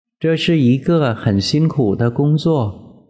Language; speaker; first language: Chinese; non-native, fluent; Vietnamese